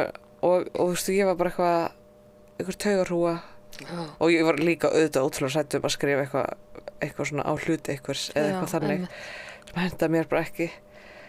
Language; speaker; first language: Icelandic; native; Icelandic